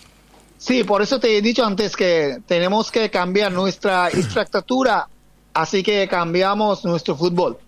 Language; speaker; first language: Spanish; non-native, fluent; Bangla